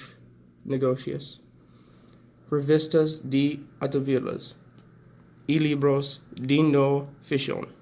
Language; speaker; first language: Spanish; non-native, learner; English